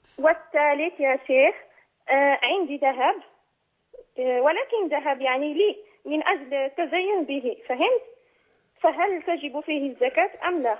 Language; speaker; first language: Arabic; native; Arabic